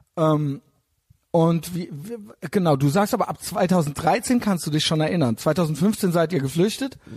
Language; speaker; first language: German; native; German